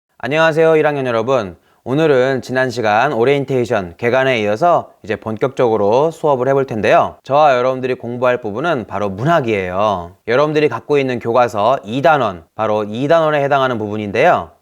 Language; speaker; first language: Korean; native; Korean